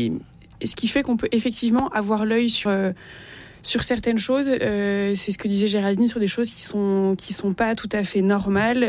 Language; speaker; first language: French; native; French